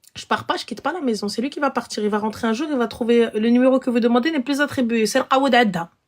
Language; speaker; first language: French; early bilingual, other home language; Arabic